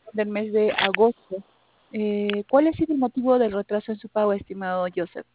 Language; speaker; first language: Spanish; native; Spanish